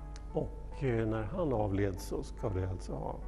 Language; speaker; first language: Swedish; native; Swedish